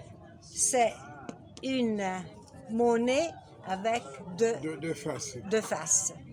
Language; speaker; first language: French; non-native, learner; Italian